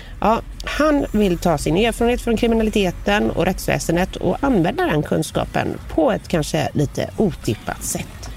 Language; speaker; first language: Swedish; native; Swedish